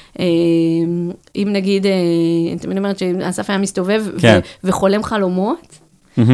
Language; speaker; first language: Hebrew; native; Hebrew